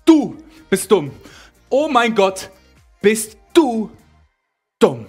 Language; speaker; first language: German; native; German